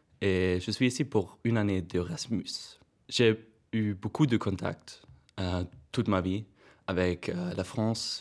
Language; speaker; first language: French; non-native, fluent; German